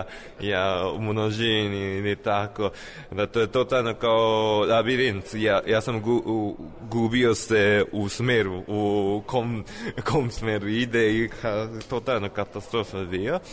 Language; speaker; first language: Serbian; non-native, learner; Japanese